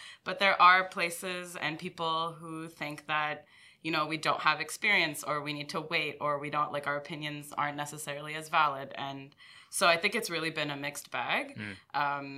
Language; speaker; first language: English; early bilingual, other home language; French